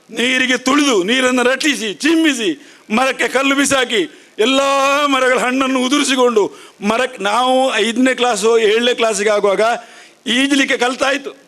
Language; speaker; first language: Kannada; non-native, local second language; Tulu